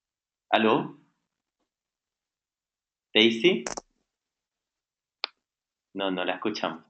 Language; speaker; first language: Spanish; native; Spanish